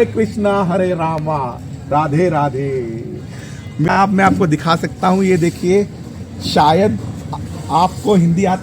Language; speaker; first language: Hindi; native; Hindi